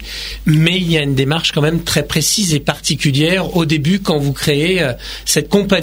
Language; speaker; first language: French; native; French